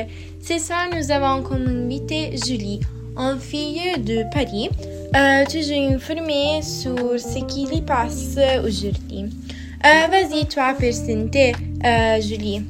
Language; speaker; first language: French; non-native, learner; Italian